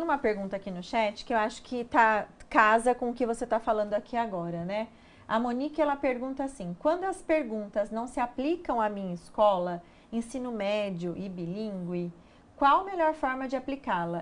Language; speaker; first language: Portuguese; native; Portuguese